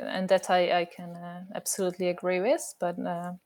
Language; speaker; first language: English; non-native, fluent; Hungarian